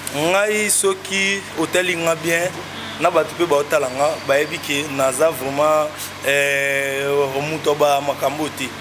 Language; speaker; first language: Lingala; non-native, local second language; Kongo